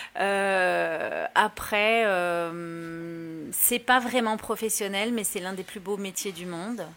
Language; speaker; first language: French; early bilingual, other home language; Spanish